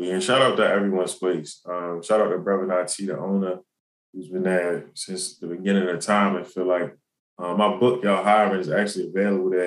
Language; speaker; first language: English; native; English